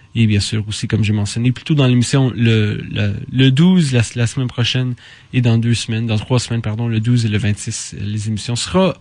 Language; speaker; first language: French; native; French